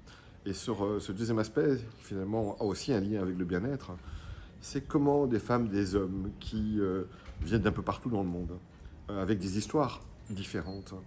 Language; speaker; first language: French; native; French